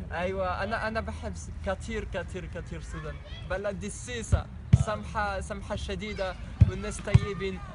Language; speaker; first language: Arabic; non-native, fluent; French